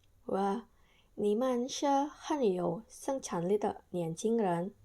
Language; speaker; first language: Chinese; non-native, learner; Indonesian